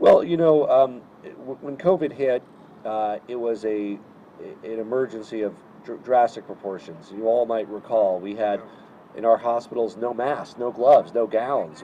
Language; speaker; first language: English; native; English